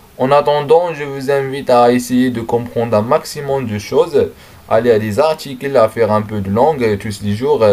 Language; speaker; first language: French; non-native, learner; Arabic